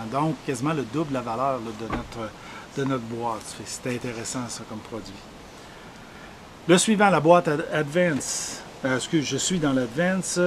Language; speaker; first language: French; native; French